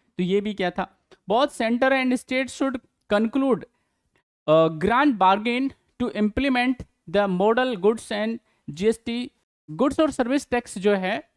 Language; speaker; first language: Hindi; native; Hindi